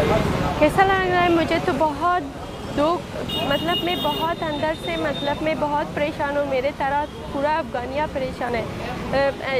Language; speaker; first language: Hindi; non-native, learner; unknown